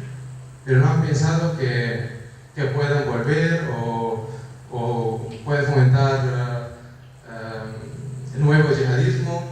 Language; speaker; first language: Spanish; non-native, fluent; Kurdish